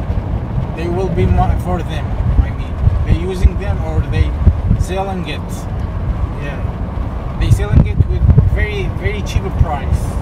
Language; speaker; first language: English; non-native, fluent; Arabic